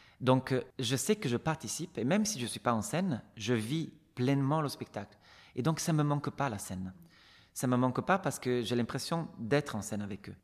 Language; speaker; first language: French; non-native, fluent; Italian